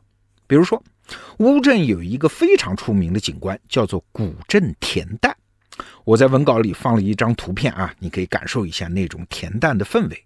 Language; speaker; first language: Chinese; native; Chinese